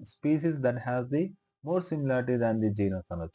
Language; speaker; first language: English; non-native, local second language; Telugu